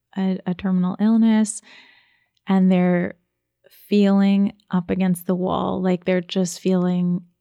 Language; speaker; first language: English; native; English